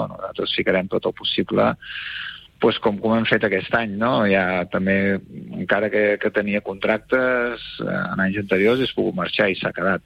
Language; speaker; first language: Catalan; native; Catalan